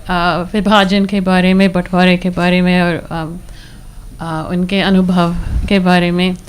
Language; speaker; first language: Hindi; non-native, fluent; English